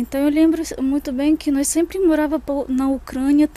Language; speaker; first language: Portuguese; non-native, fluent; Russian